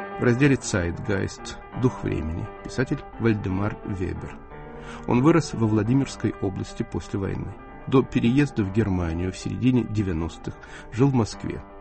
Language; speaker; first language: Russian; native; Russian